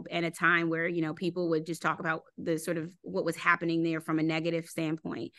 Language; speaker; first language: English; native; English